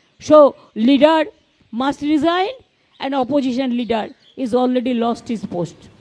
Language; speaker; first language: English; non-native, local second language; Bangla